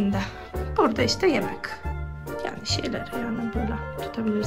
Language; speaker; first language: Turkish; non-native, learner; Polish